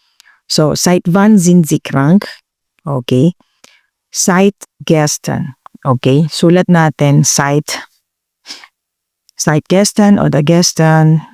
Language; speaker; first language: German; non-native, learner; Filipino